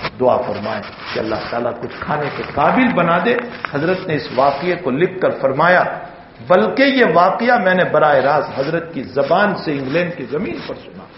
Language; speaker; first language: Urdu; native; Urdu